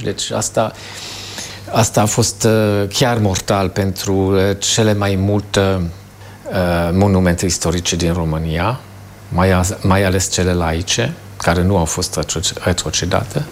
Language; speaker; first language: Romanian; non-native, fluent; German